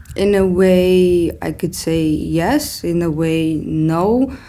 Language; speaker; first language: English; non-native, fluent; Romanian